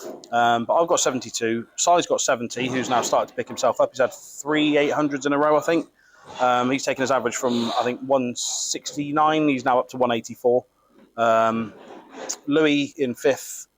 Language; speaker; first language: English; native; English